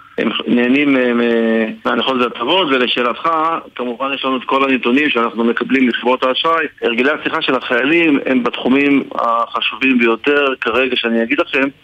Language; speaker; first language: Hebrew; native; Hebrew